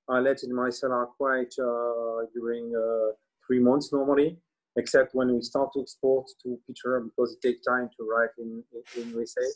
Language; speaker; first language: English; non-native, learner; French